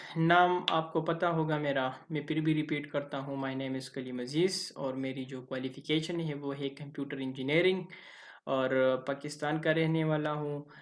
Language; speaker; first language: Urdu; non-native, local second language; Pashto